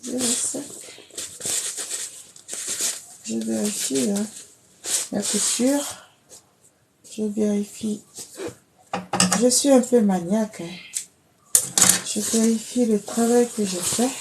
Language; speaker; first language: French; native; French